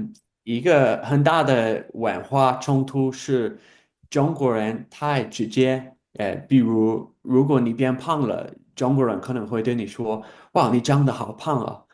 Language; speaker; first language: Chinese; non-native, fluent; English